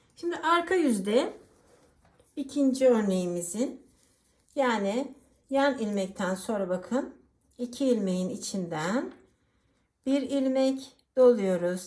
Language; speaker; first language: Turkish; native; Turkish